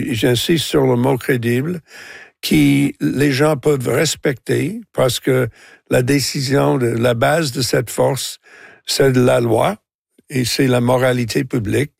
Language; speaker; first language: French; non-native, local second language; English